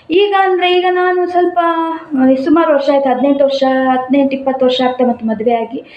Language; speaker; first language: Kannada; non-native, local second language; Konkani